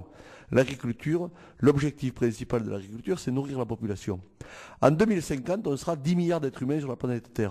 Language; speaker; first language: French; native; French